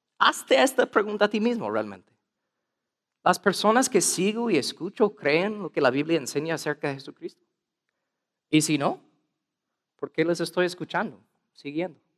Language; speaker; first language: Spanish; non-native, fluent; English